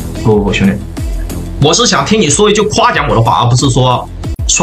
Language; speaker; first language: Chinese; native; Chinese